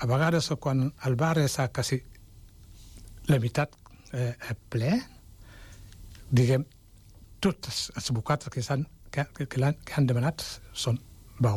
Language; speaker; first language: Catalan; non-native, fluent; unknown